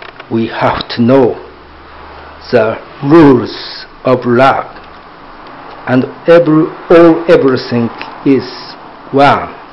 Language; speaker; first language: English; non-native, learner; Japanese